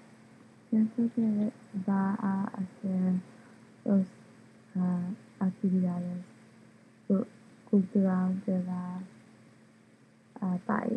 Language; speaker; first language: Spanish; non-native, learner; English